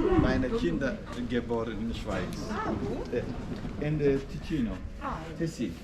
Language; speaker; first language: German; non-native, learner; Turkish